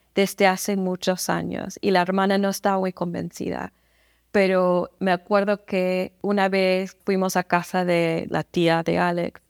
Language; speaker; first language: Spanish; non-native, fluent; English